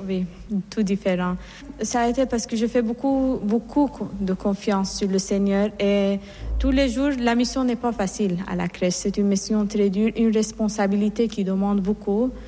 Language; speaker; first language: French; non-native, fluent; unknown